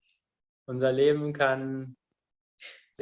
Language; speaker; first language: German; non-native, fluent; Indonesian